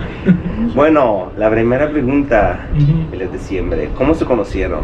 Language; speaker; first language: Spanish; non-native, fluent; Arabic